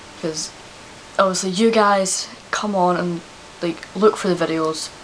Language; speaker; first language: English; native; English